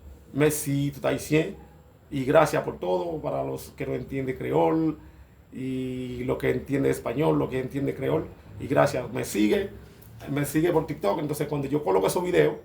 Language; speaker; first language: Spanish; non-native, fluent; Haitian Creole